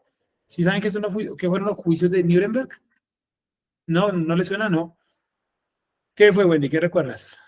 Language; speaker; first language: Spanish; native; Spanish